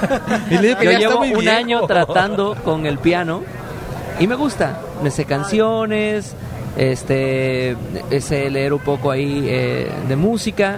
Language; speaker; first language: Spanish; native; Spanish